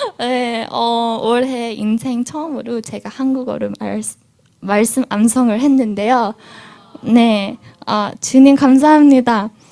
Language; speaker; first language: Korean; early bilingual, heritage; Korean